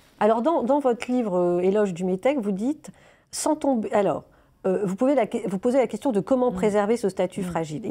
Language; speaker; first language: French; native; French